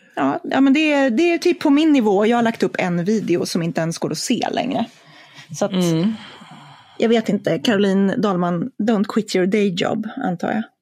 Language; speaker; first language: Swedish; native; Swedish